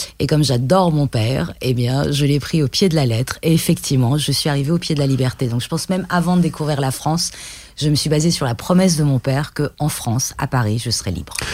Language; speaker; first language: French; early bilingual, other home language; Persian